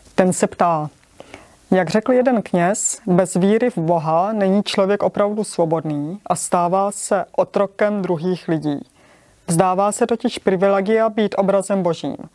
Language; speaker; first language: Czech; native; Czech